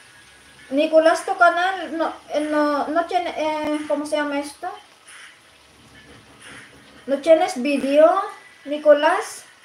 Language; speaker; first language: Spanish; non-native, fluent; Filipino